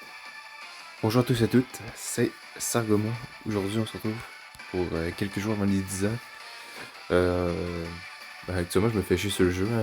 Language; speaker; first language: French; native; French